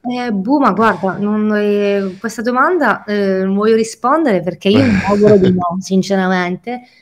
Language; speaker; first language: Italian; native; Italian